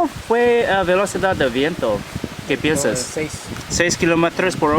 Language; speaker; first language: Spanish; non-native, learner; English